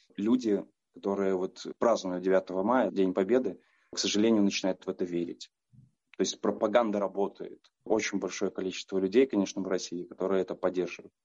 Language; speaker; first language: Russian; native; Russian